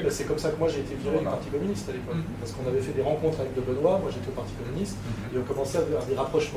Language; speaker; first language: French; native; French